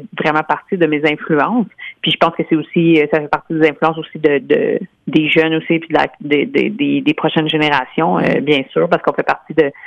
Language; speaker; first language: French; native; French